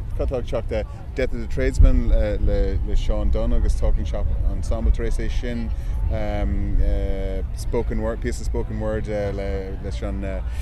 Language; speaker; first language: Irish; non-native, local second language; English